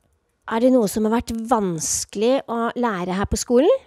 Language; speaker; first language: Norwegian; native; Norwegian